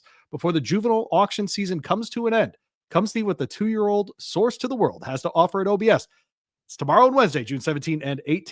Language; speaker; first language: English; native; English